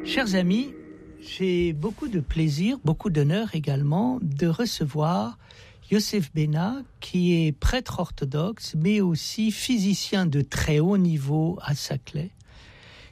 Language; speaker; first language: French; native; French